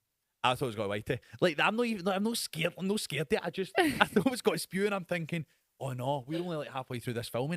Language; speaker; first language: English; native; English